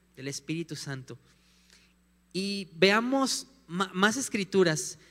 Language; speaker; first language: Spanish; native; Spanish